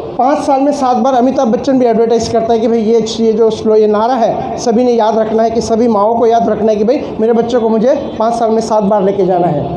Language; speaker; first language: Hindi; non-native, local second language; Marathi